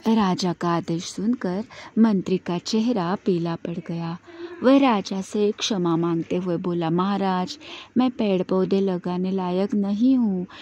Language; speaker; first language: Hindi; non-native, local second language; Marathi